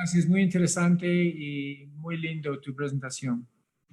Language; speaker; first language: Spanish; early bilingual, heritage; English